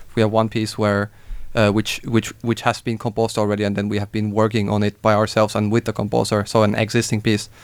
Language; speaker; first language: English; non-native, fluent; Finnish